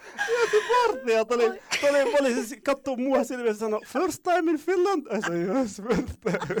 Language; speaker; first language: Finnish; non-native, fluent; Arabic